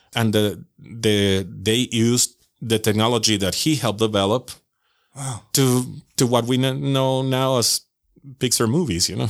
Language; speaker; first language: English; non-native, fluent; Spanish